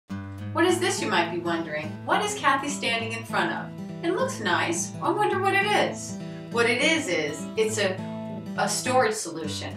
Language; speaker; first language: English; native; English